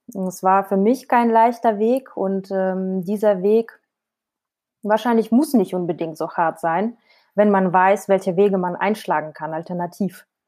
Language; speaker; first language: German; non-native, fluent; Russian